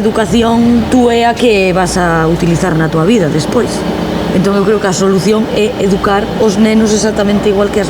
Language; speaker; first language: Galician; native; Galician